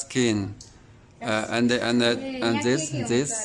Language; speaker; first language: English; non-native, learner; Chinese